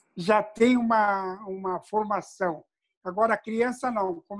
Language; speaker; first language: Portuguese; native; Portuguese